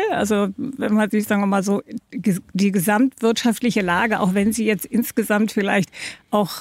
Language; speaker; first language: German; native; German